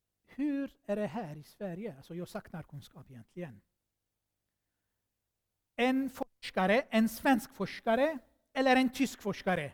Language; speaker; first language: Swedish; non-native, fluent; Armenian